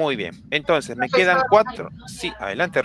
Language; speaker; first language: Spanish; native; Spanish